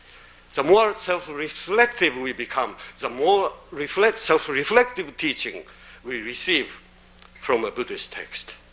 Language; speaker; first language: English; non-native, fluent; Japanese